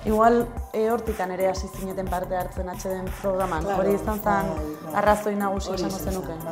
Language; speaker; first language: Basque; native; Basque